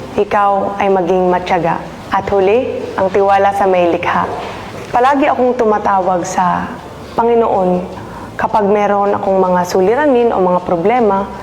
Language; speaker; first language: Filipino; native; Filipino